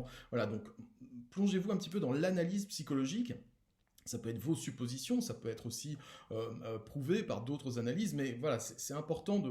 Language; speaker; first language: French; native; French